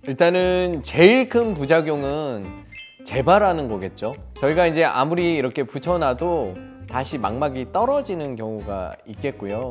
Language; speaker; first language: Korean; native; Korean